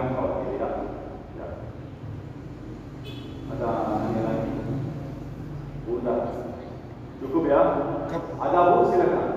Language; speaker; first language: Indonesian; non-native, learner; Arabic